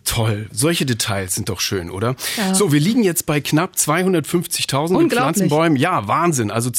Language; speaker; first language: German; native; German